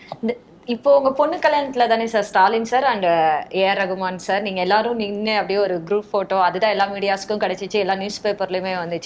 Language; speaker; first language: Tamil; native; Tamil